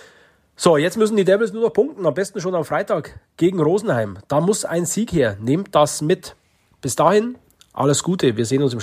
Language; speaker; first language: German; native; German